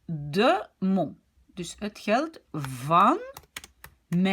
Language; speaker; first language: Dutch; non-native, fluent; French